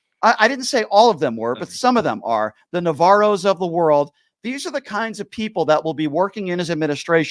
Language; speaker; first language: English; native; English